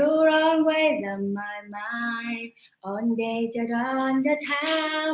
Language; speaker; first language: English; non-native, learner; Vietnamese